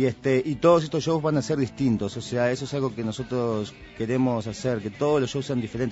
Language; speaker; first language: Spanish; native; Spanish